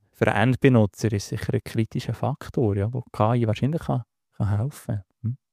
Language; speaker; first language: German; native; German